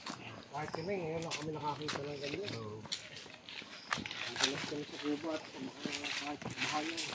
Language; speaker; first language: Filipino; native; Filipino